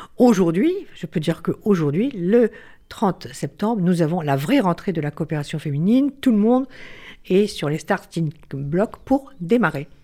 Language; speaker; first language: French; native; French